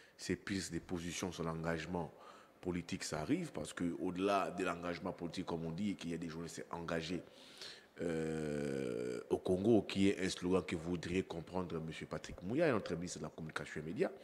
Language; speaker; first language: French; non-native, local second language; Lingala